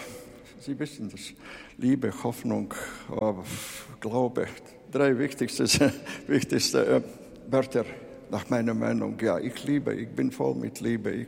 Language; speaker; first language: German; non-native, fluent; Latvian